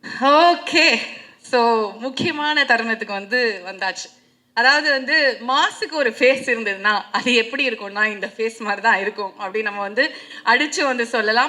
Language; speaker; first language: Tamil; native; Tamil